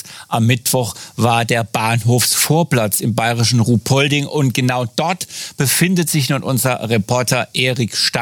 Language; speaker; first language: German; native; German